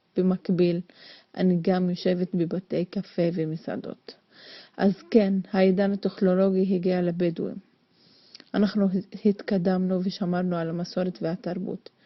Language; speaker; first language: Hebrew; non-native, local second language; Arabic